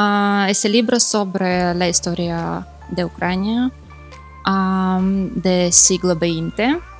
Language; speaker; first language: Spanish; non-native, fluent; Ukrainian